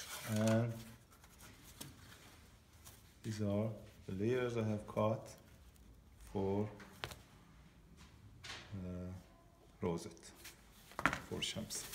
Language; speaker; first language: English; non-native, learner; Persian